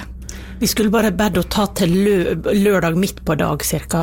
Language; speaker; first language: Norwegian; native; Norwegian